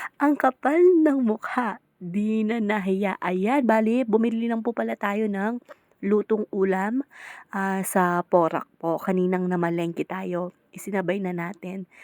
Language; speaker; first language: Filipino; non-native, local second language; Pampanga